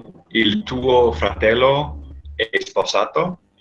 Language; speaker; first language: Italian; non-native, learner; English